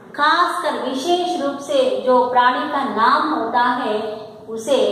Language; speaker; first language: Hindi; non-native, local second language; Telugu